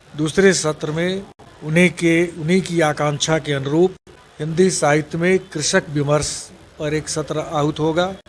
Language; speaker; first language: Hindi; native; Hindi